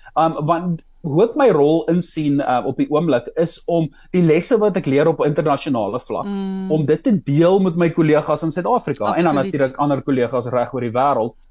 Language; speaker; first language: Afrikaans; native; Afrikaans